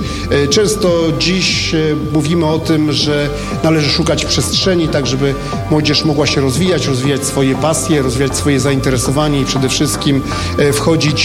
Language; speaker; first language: Polish; native; Polish